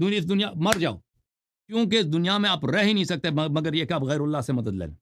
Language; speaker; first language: Urdu; non-native, fluent; Persian